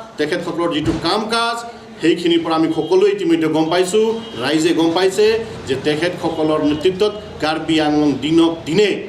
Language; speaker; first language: Assamese; non-native, local second language; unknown